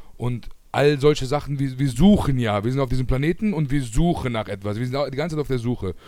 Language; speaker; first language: German; early bilingual, other home language; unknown